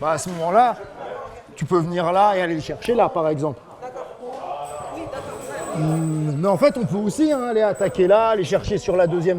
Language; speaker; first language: French; native; French